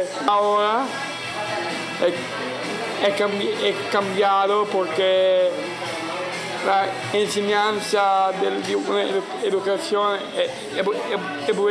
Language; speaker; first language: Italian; non-native, learner; Spanish